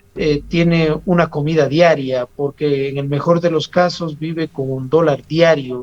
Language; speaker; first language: Spanish; native; Spanish